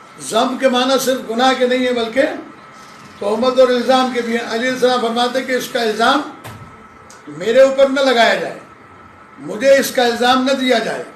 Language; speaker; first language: Urdu; non-native, local second language; Sindhi